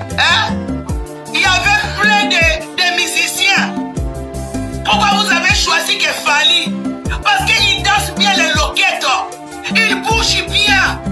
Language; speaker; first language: French; non-native, local second language; Lingala